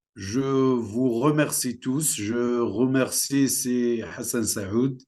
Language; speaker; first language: French; non-native, local second language; Central Atlas Tamazight